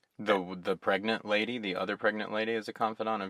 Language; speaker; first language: English; native; English